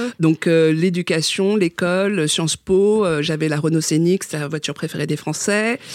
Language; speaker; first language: French; early bilingual, other home language; Vietnamese